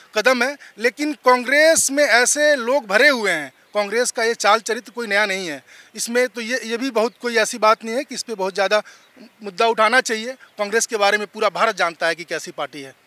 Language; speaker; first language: Hindi; native; Hindi